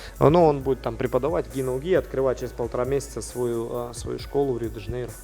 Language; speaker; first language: Russian; native; Russian